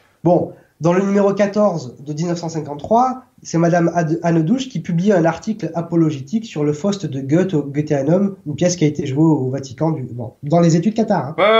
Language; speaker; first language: French; native; French